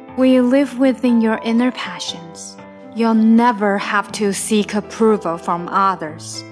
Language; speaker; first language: English; non-native, fluent; Chinese